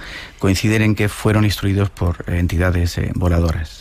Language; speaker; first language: Spanish; native; Spanish